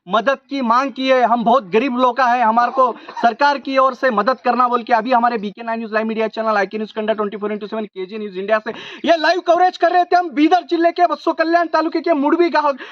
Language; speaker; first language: Hindi; non-native, local second language; Urdu